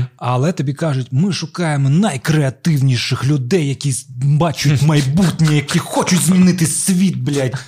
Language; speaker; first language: Ukrainian; non-native, local second language; Russian